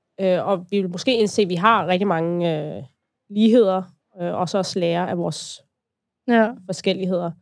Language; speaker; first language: Danish; native; Danish